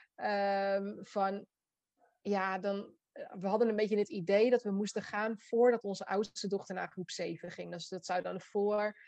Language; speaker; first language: Dutch; native; Dutch